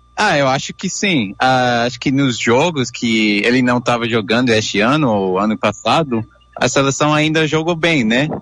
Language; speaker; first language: Portuguese; non-native, fluent; English